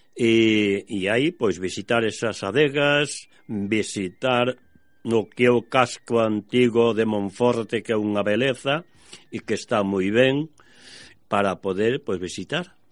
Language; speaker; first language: Galician; native; Galician